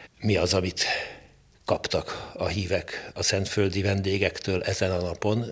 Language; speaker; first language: Hungarian; native; Hungarian